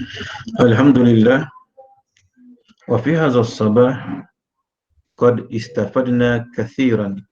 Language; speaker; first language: Arabic; non-native, fluent; Malay